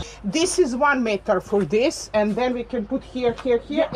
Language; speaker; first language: English; non-native, learner; Serbian